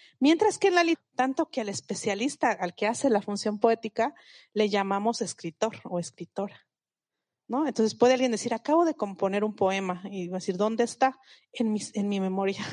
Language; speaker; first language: Spanish; non-native, local second language; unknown